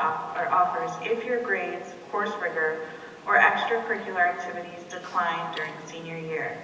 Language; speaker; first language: English; native; English